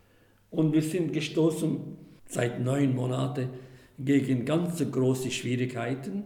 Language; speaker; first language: German; non-native, fluent; Arabic